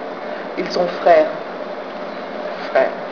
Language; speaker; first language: French; non-native, fluent; English